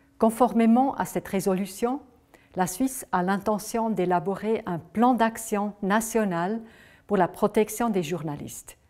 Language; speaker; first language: French; non-native, local second language; German